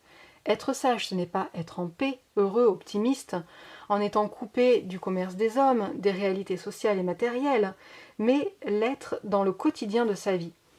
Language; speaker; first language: French; native; French